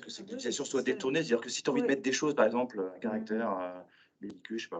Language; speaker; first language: French; native; French